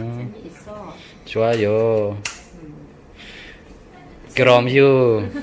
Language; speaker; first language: Korean; non-native, learner; Mizo